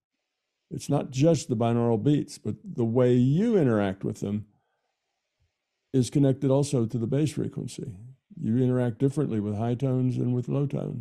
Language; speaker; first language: English; native; English